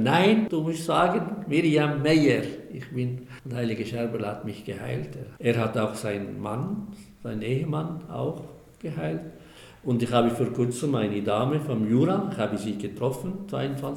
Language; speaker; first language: German; non-native, fluent; Arabic